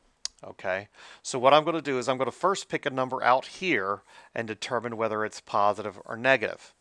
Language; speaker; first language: English; native; English